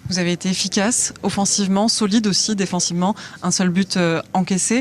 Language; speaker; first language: French; native; French